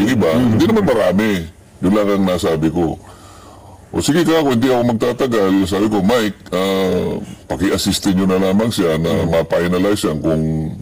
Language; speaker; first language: Filipino; non-native, local second language; Cebuano